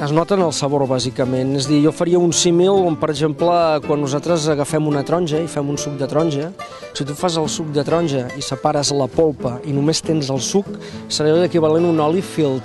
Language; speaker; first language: Catalan; native; Catalan